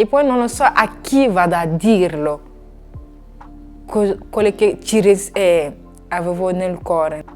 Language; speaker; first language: Italian; non-native, learner; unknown